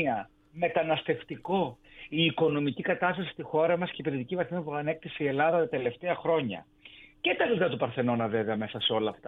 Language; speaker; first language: Greek; native; Greek